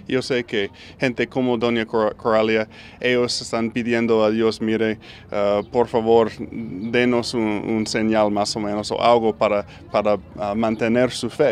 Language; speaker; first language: Spanish; non-native, fluent; English